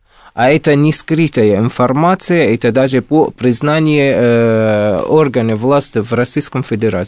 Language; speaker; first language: Russian; non-native, fluent; Arabic